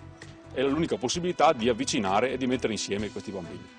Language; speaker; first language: Italian; native; Italian